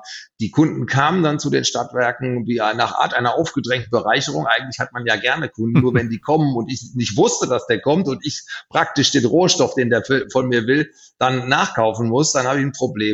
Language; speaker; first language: German; native; German